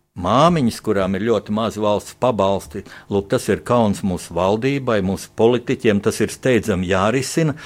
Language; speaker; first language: Latvian; native; Latvian